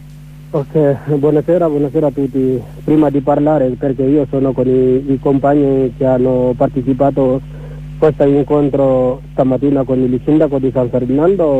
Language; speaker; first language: Italian; non-native, learner; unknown